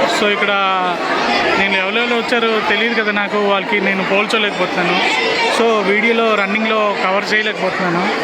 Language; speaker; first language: Telugu; non-native, local second language; Odia